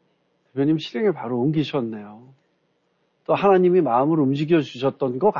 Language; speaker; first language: Korean; native; Korean